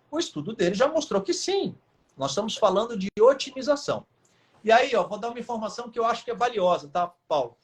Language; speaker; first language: Portuguese; native; Portuguese